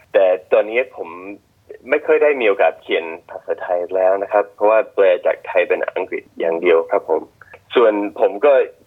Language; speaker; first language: Thai; non-native, fluent; English